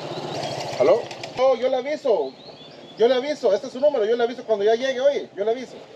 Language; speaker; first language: Spanish; native; Spanish